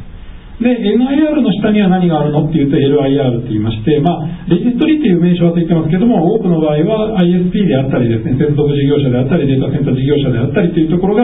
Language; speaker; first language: Japanese; native; Japanese